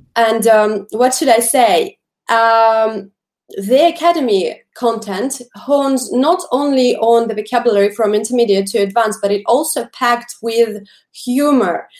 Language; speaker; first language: English; non-native, fluent; Russian